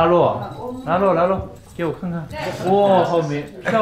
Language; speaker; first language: Chinese; non-native, fluent; Japanese